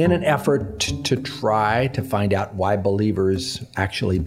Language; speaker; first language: English; native; English